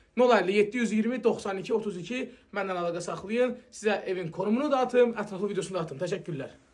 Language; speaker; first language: Azerbaijani; native; Azerbaijani